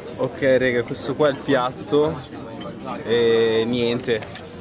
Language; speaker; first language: Italian; native; Italian